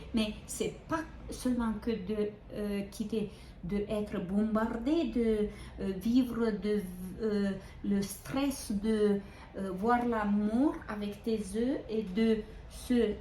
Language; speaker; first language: French; non-native, fluent; Ukrainian